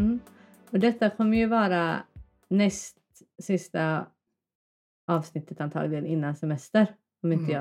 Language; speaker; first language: Swedish; native; Swedish